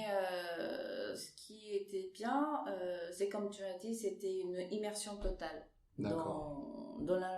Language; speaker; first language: French; non-native, fluent; Japanese